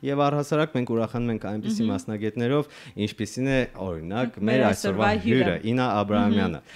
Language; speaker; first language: Armenian; native; Armenian